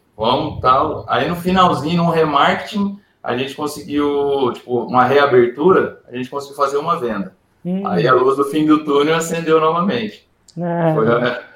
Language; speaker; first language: Portuguese; native; Portuguese